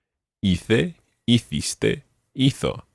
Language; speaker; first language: Spanish; non-native, fluent; English